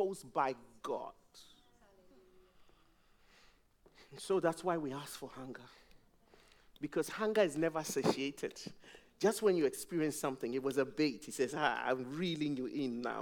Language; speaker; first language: English; non-native, local second language; Akan